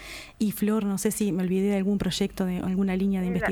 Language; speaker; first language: Spanish; native; Spanish